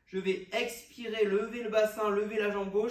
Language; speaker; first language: French; native; French